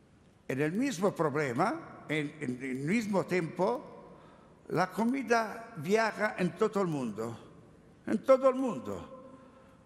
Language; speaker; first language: Spanish; non-native, learner; Italian